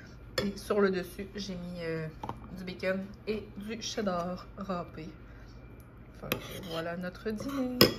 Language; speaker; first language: French; native; French